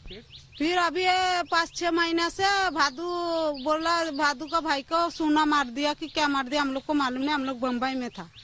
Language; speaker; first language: Hindi; non-native, local second language; Bangla